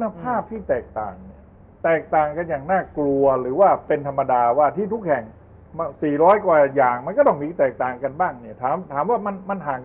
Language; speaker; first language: Thai; native; Thai